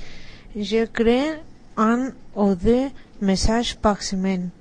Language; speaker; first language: French; non-native, learner; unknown